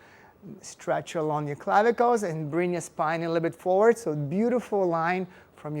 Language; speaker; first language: English; non-native, fluent; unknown